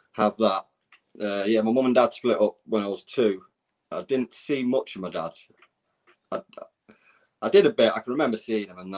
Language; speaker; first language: English; native; English